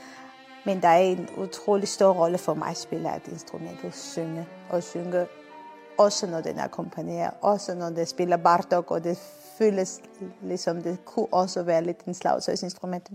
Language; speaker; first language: Danish; non-native, fluent; Armenian